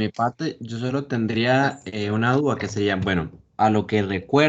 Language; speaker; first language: Spanish; native; Spanish